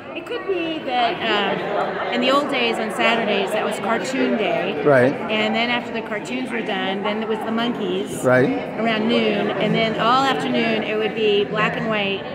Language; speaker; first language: English; native; English